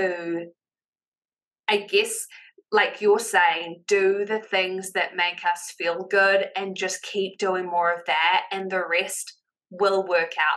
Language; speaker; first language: English; native; English